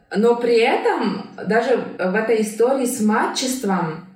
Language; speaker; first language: Russian; non-native, local second language; Kyrgyz